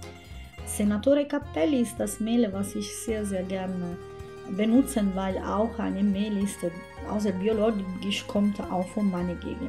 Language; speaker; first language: German; non-native, fluent; Italian